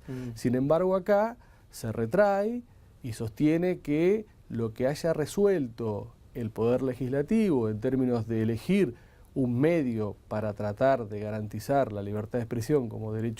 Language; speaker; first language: Spanish; native; Spanish